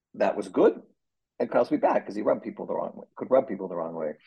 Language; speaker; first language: English; native; English